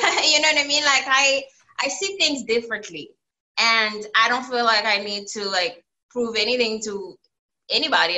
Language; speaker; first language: English; native; English